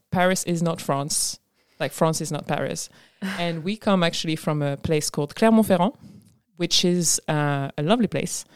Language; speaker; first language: English; non-native, fluent; French